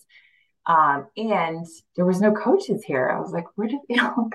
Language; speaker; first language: English; early bilingual, other home language; Spanish